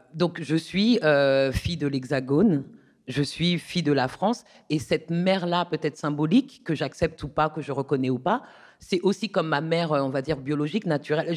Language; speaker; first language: French; native; French